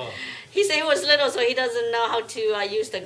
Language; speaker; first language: English; non-native, fluent; Hmong